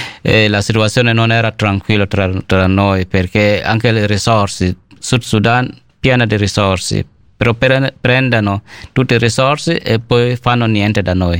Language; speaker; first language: Italian; non-native, learner; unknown